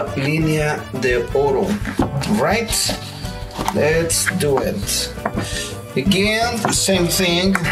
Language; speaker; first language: English; non-native, fluent; Spanish